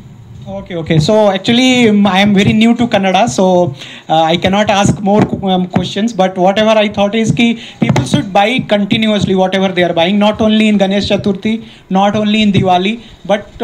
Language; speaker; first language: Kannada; non-native, learner; Hindi